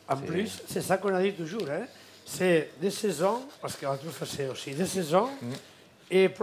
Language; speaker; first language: French; non-native, learner; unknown